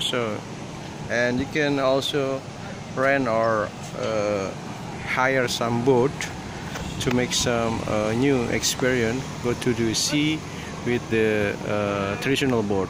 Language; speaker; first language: English; non-native, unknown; Indonesian